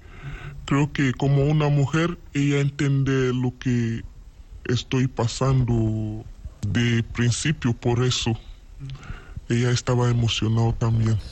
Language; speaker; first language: Spanish; non-native, learner; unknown